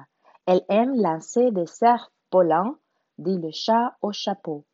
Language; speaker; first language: French; non-native, learner; Spanish